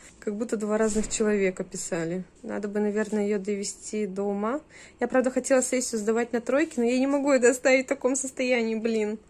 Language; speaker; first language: Russian; native; Russian